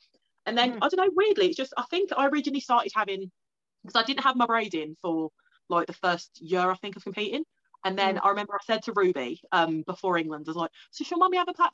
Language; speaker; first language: English; native; English